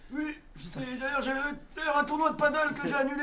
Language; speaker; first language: French; native; French